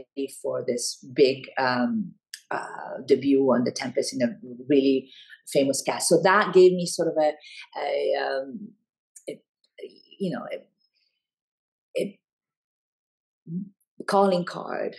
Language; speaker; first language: English; non-native, fluent; Italian